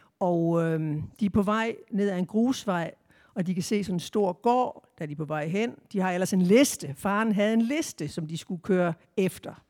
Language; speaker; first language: Danish; native; Danish